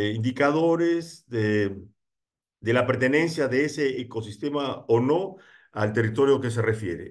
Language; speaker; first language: Spanish; native; Spanish